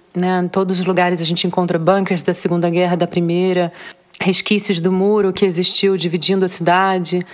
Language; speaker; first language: Portuguese; native; Portuguese